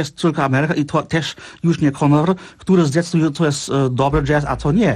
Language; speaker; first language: Polish; non-native, fluent; Czech